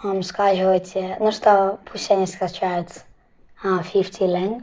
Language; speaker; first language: Russian; early bilingual, heritage; Russian